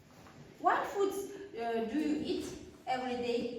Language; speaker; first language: English; non-native, learner; Kazakh